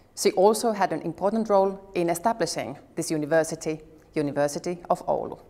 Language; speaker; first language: English; non-native, fluent; Finnish